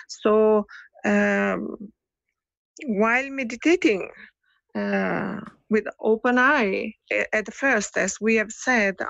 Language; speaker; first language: English; non-native, fluent; Italian